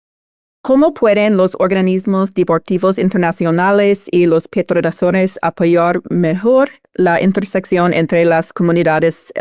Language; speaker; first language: Spanish; non-native, fluent; English